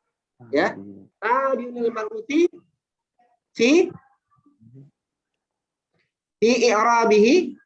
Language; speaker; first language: Arabic; non-native, fluent; Indonesian